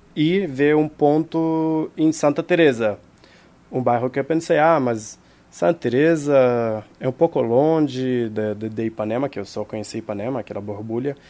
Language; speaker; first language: Portuguese; non-native, fluent; Hebrew